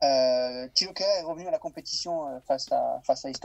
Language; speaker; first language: French; native; French